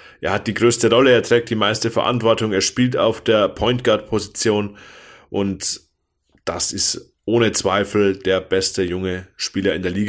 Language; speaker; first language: German; native; German